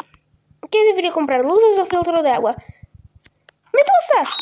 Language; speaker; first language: Spanish; non-native, learner; Portuguese